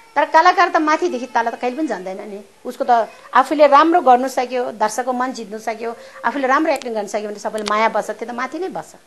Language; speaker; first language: Nepali; non-native, local second language; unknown